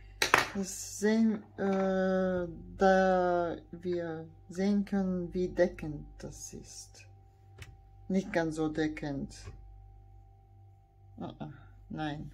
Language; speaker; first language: German; non-native, fluent; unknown